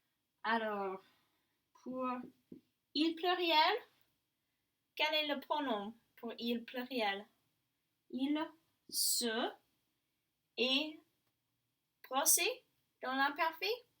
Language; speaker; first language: French; non-native, fluent; English